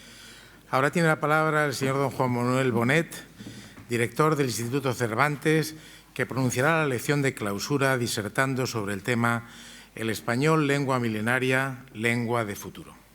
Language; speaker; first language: Spanish; native; Spanish